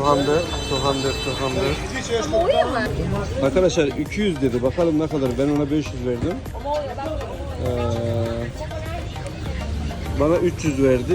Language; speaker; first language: Turkish; native; Turkish